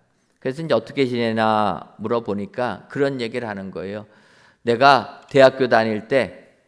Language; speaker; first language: Korean; native; Korean